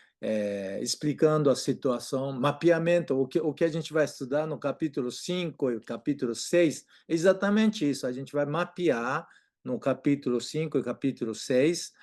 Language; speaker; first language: Portuguese; non-native, fluent; Japanese